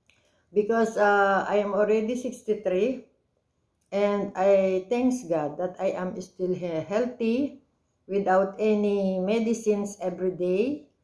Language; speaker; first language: English; non-native, local second language; Filipino